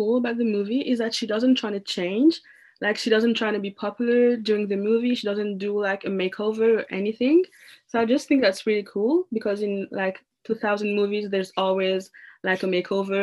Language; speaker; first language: English; non-native, fluent; French